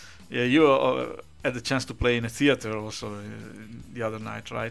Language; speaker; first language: English; non-native, fluent; Italian